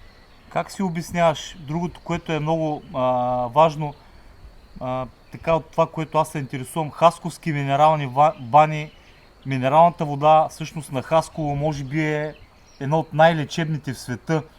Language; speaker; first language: Bulgarian; native; Bulgarian